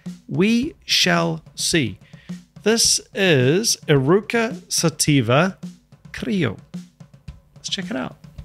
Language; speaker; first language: English; native; English